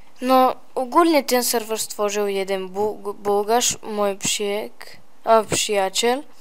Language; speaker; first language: Polish; early bilingual, heritage; Polish